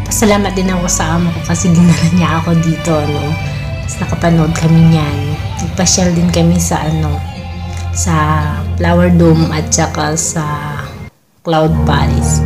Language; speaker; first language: Filipino; non-native, local second language; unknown